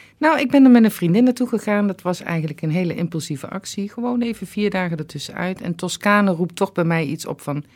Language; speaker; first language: Dutch; native; Dutch